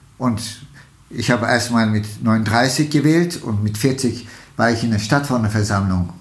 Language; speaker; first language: German; non-native, fluent; Turkish